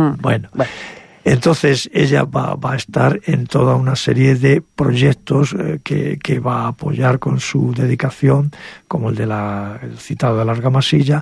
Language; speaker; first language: Spanish; native; Spanish